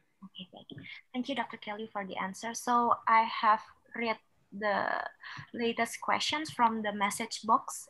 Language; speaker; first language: English; non-native, fluent; Indonesian